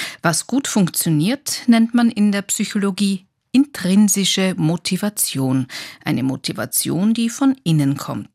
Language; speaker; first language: German; native; German